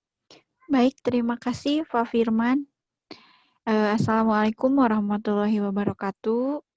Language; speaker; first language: Indonesian; native; Indonesian